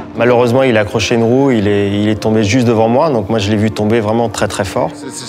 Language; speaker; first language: French; native; French